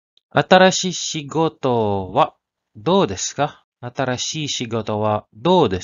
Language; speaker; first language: Japanese; non-native, learner; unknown